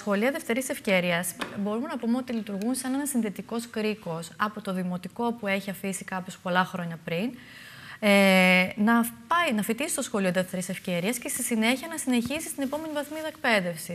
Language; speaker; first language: Greek; native; Greek